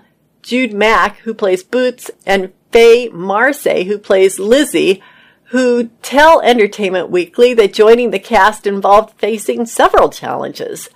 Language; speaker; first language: English; native; English